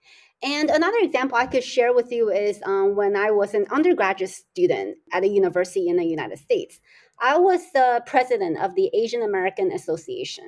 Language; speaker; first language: English; native; English